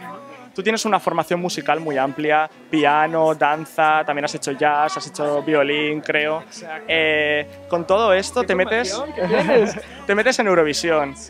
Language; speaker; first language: Spanish; native; Spanish